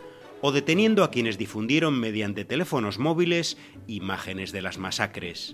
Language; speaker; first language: Spanish; native; Spanish